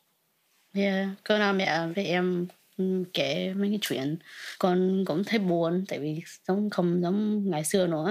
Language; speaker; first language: Vietnamese; early bilingual, heritage; Vietnamese